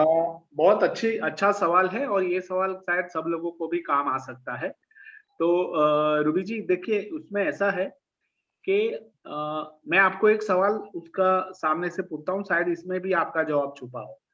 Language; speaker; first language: Hindi; native; Hindi